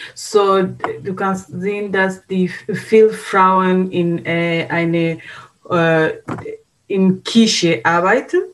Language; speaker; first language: German; non-native, learner; Swahili